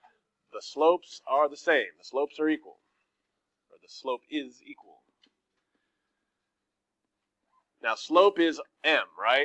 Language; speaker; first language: English; native; English